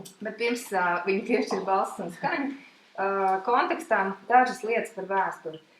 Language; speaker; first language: Latvian; native; Latvian